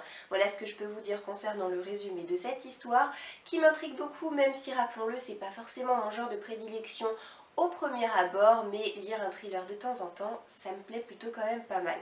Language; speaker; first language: French; native; French